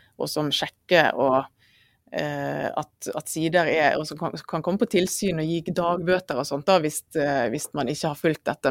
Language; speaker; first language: Norwegian; native; Norwegian